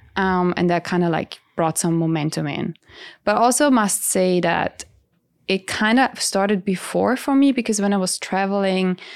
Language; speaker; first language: English; non-native, fluent; Italian